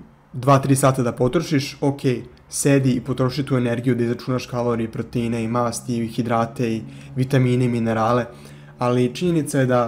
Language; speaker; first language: Serbian; native; Serbian